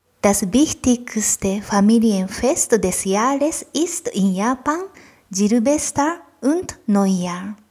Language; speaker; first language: German; non-native, fluent; Japanese